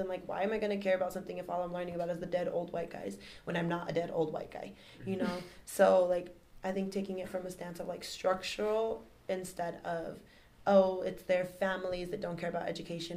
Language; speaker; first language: English; native; English